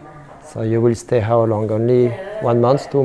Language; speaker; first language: English; non-native, fluent; French